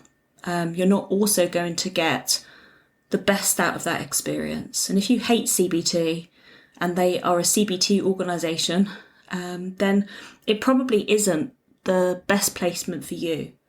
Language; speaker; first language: English; native; English